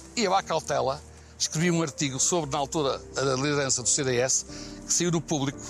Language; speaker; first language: Portuguese; native; Portuguese